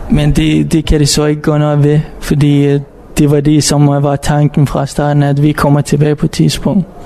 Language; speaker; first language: Danish; non-native, fluent; Arabic